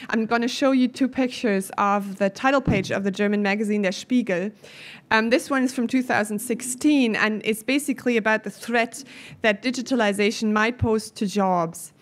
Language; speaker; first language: English; non-native, fluent; German